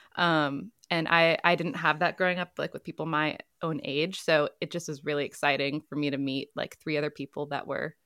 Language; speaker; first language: English; native; English